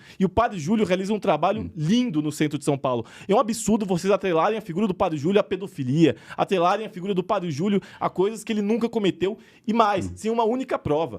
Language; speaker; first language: Portuguese; native; Portuguese